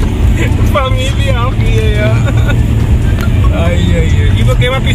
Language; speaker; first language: German; non-native, learner; Punjabi